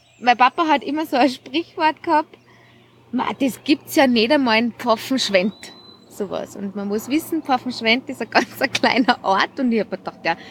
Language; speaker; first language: German; native; German